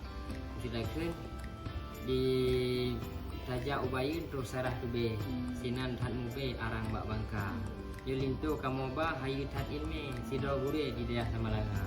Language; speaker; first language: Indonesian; non-native, local second language; Achinese